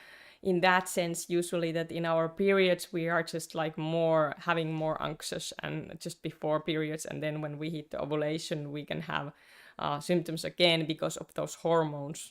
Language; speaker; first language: English; non-native, fluent; Finnish